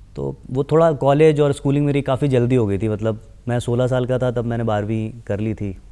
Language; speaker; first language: Hindi; native; Hindi